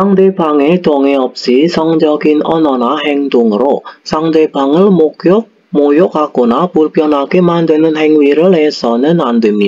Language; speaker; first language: Korean; non-native, learner; Indonesian